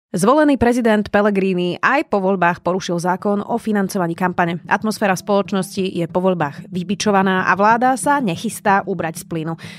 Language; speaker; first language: Slovak; native; Slovak